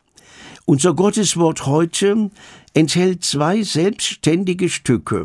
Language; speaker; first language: German; native; German